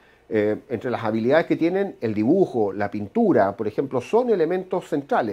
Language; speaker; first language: Spanish; native; Spanish